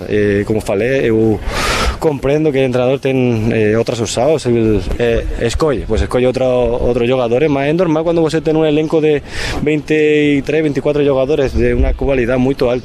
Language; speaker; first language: Portuguese; non-native, fluent; Spanish